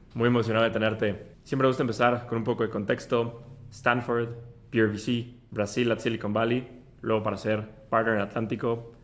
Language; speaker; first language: Spanish; native; Spanish